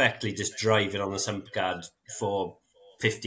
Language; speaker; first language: English; native; English